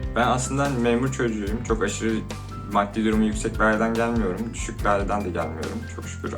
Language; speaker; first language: Turkish; native; Turkish